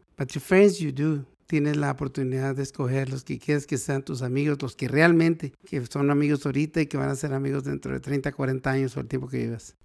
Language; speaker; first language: Spanish; native; Spanish